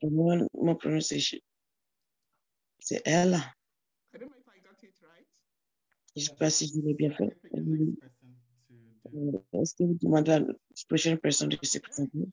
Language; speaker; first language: French; non-native, learner; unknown